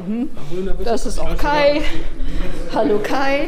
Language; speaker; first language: German; native; German